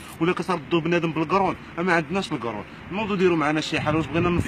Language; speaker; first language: Arabic; native; Arabic